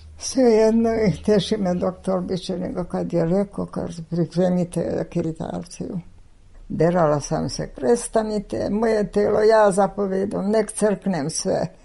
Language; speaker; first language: Serbian; non-native, local second language; Hungarian